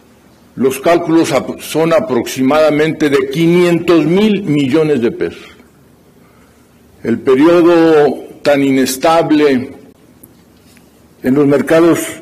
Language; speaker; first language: Spanish; native; Spanish